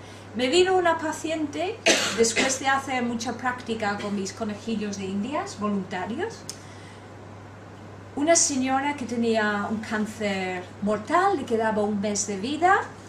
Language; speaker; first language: Spanish; non-native, fluent; English